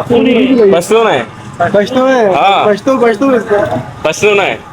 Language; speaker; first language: Hindi; non-native, learner; Malayalam